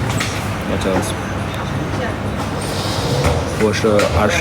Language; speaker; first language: English; non-native, fluent; Uzbek